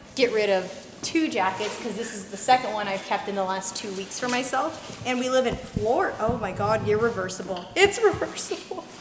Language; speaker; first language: English; native; English